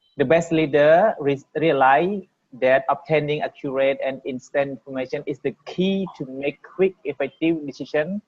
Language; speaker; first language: English; non-native, learner; Vietnamese